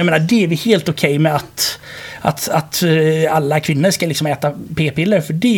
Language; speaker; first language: Swedish; native; Swedish